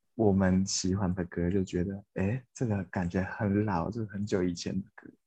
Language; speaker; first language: Chinese; non-native, fluent; Japanese